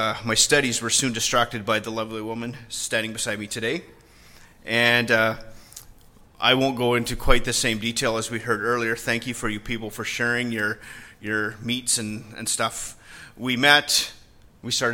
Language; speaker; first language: English; native; English